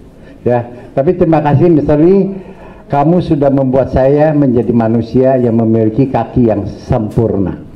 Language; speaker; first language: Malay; non-native, local second language; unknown